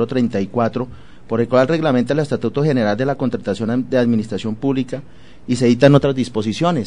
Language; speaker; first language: Spanish; native; Spanish